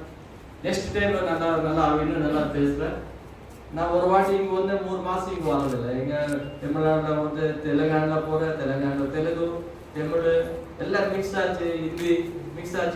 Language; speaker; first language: Tamil; non-native, learner; Kannada